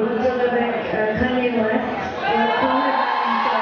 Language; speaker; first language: French; non-native, learner; English